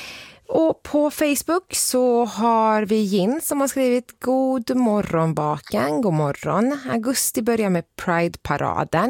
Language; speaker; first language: Swedish; native; Swedish